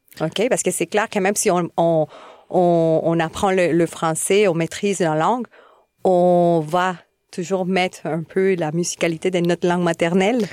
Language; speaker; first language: French; non-native, fluent; Spanish